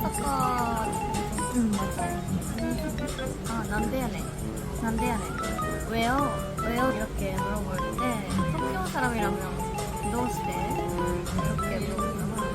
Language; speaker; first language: Korean; non-native, learner; Japanese